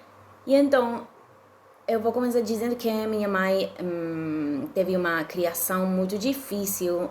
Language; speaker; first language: Portuguese; non-native, fluent; Spanish